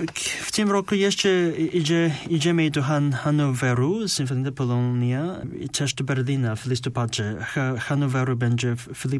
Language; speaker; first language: Polish; non-native, learner; Chinese